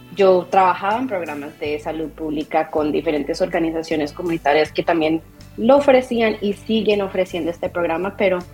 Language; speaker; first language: Spanish; native; Spanish